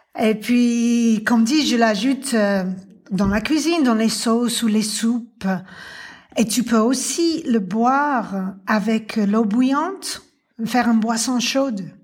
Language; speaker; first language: French; non-native, fluent; English